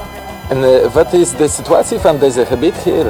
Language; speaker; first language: Dutch; non-native, learner; Polish